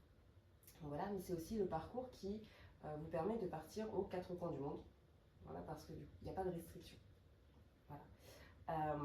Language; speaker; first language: French; native; French